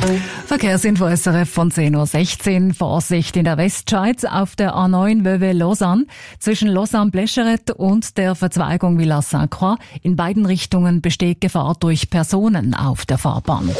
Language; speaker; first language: German; native; German